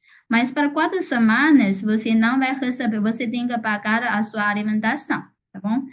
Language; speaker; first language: Portuguese; non-native, fluent; Chinese